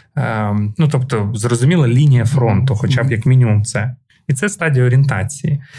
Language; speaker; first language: Ukrainian; non-native, local second language; Russian